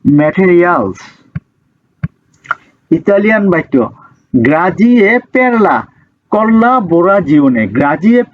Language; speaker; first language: Italian; non-native, learner; Bangla